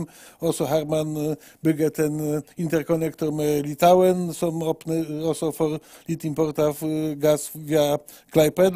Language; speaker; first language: Norwegian; non-native, fluent; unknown